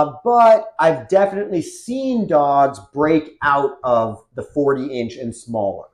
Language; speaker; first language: English; native; English